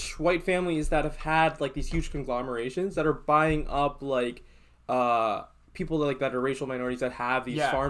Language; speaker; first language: English; native; English